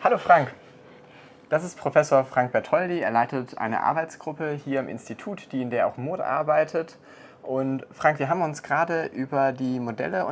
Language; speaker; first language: German; native; German